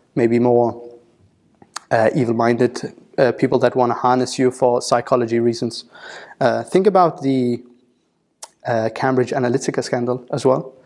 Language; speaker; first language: English; non-native, fluent; Danish